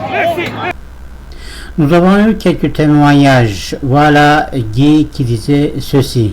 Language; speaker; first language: French; non-native, fluent; Turkish